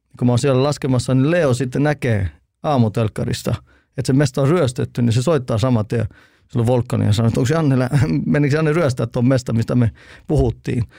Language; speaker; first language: Finnish; early bilingual, heritage; Finnish